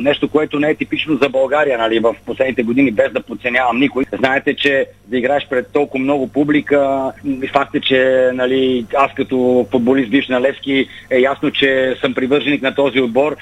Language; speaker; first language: Bulgarian; native; Bulgarian